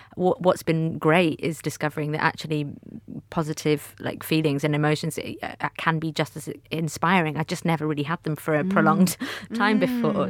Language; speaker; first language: English; native; English